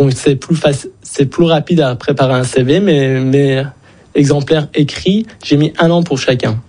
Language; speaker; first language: French; non-native, fluent; Persian